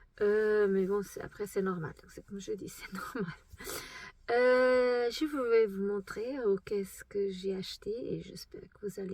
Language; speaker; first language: French; non-native, fluent; Portuguese